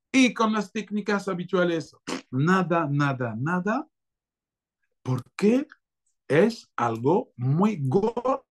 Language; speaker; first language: Spanish; non-native, fluent; French